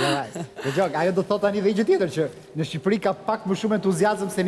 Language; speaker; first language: Albanian; native; Albanian